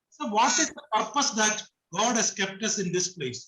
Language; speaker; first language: English; non-native, local second language; Malayalam